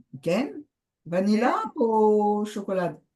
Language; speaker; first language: Hebrew; non-native, learner; French